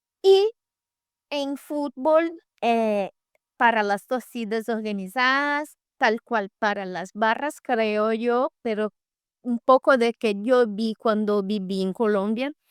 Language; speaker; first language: Spanish; non-native, fluent; Portuguese